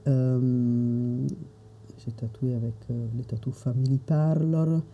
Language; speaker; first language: French; non-native, fluent; Italian